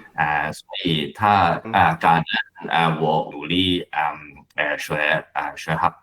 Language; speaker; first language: Chinese; non-native, learner; Cantonese